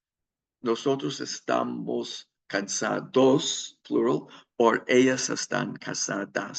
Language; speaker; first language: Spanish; non-native, fluent; English